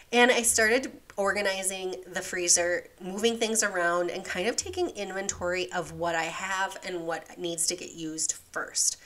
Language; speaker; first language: English; native; English